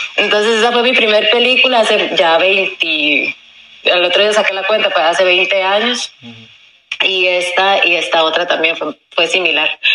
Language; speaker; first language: Spanish; early bilingual, heritage; Spanish